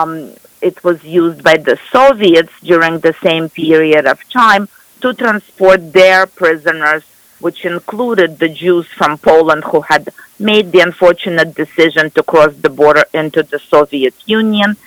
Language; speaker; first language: English; non-native, fluent; Russian